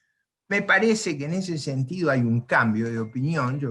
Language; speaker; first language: Spanish; native; Spanish